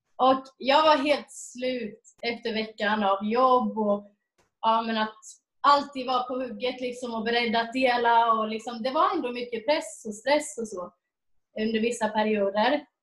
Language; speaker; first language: Swedish; native; Swedish